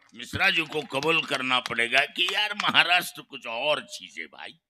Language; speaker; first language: Hindi; non-native, local second language; Marathi